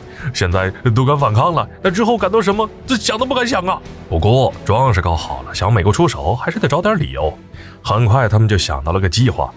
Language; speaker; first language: Chinese; native; Chinese